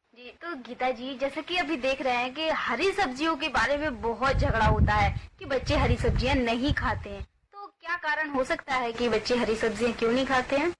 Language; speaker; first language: Hindi; native; Hindi